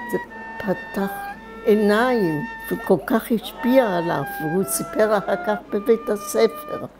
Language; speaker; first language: Hebrew; non-native, fluent; German